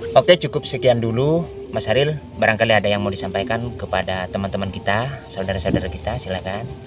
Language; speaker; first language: Indonesian; non-native, local second language; Madurese